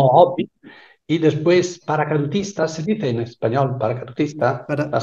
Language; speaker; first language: Spanish; non-native, fluent; Italian